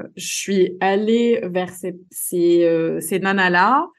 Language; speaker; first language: French; native; French